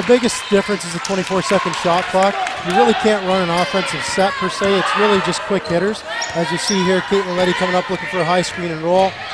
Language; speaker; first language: English; native; English